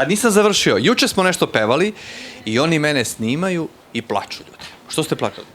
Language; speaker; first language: Bosnian; native; Bosnian